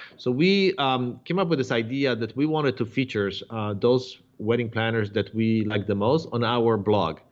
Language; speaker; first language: English; non-native, fluent; Polish